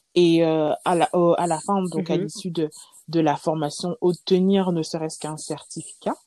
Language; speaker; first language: French; native; French